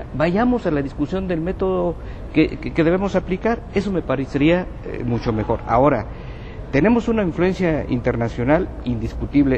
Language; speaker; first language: Spanish; native; Spanish